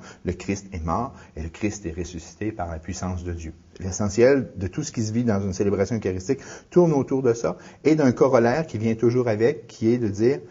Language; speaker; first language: French; native; French